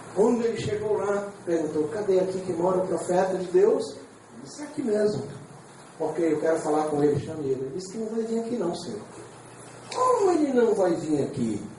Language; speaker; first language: Portuguese; native; Portuguese